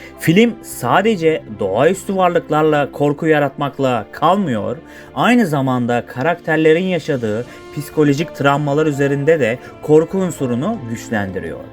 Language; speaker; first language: Turkish; native; Turkish